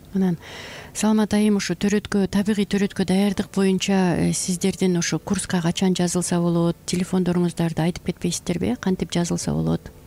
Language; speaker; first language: Kyrgyz; native; Kyrgyz